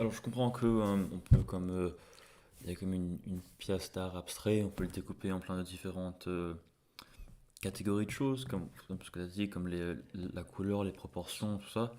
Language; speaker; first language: French; non-native, fluent; English